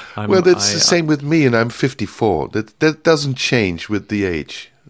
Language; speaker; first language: English; non-native, fluent; Turkish